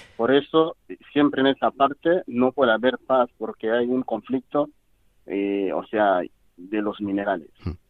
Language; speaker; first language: Spanish; non-native, fluent; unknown